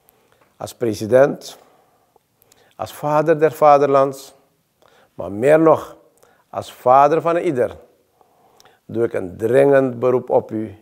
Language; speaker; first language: Dutch; native; Dutch